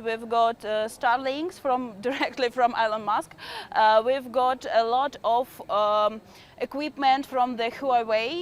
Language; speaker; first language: English; non-native, fluent; Ukrainian